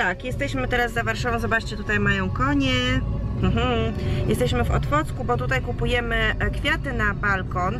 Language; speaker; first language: Polish; native; Polish